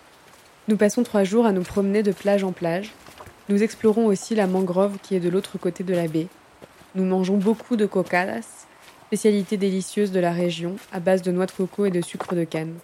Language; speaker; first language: French; native; French